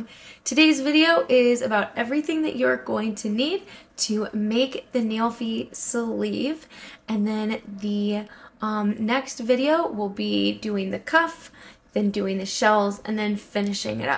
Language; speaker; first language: English; native; English